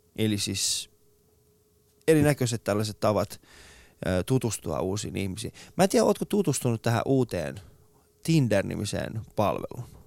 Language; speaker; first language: Finnish; early bilingual, other home language; Persian